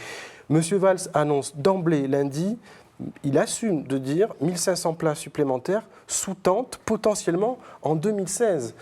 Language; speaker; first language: French; native; French